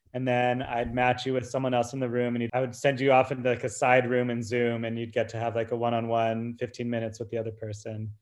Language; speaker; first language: English; native; English